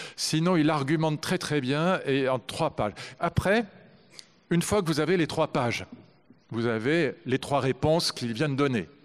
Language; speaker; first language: French; native; French